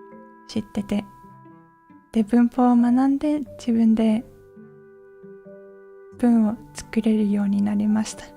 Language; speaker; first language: Japanese; non-native, learner; English